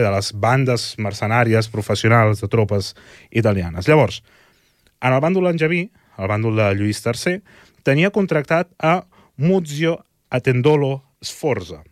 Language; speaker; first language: Catalan; native; Catalan